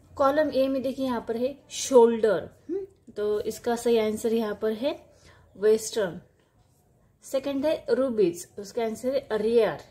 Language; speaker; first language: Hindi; non-native, local second language; Marathi